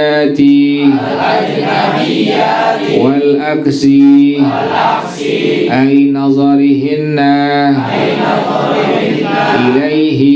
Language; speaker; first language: Arabic; non-native, fluent; Indonesian